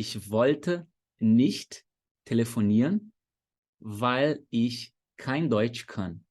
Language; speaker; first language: German; non-native, fluent; Portuguese